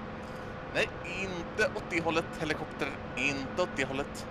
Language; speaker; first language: Swedish; native; Swedish